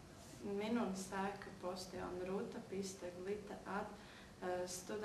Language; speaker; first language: Finnish; non-native, learner; Latvian